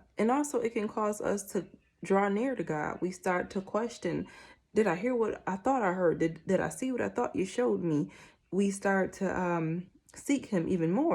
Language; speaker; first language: English; native; English